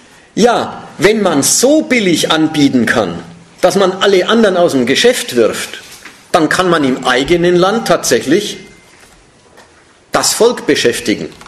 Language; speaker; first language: German; native; German